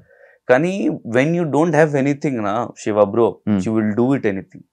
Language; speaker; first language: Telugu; non-native, local second language; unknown